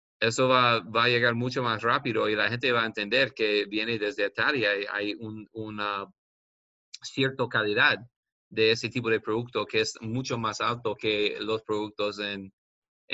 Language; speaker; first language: Spanish; non-native, learner; English